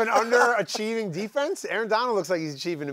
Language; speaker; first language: English; native; English